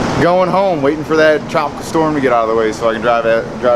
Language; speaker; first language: English; native; English